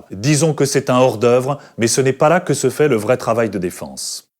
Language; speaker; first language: French; native; French